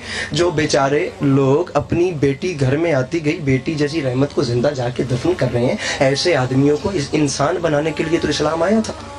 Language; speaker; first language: Urdu; native; Urdu